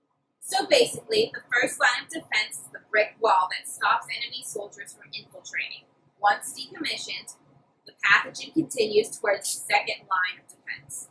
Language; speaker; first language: English; native; English